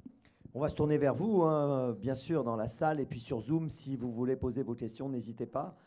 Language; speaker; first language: French; native; French